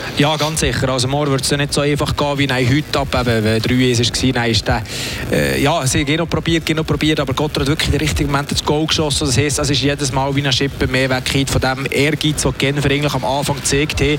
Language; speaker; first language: German; native; German